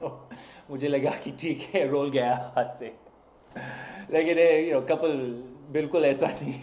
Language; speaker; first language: Hindi; non-native, learner; English